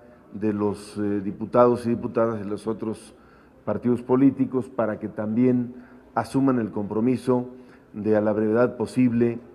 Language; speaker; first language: Spanish; native; Spanish